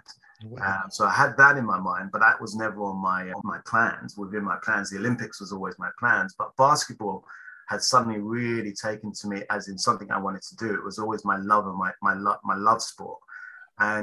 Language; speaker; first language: English; native; English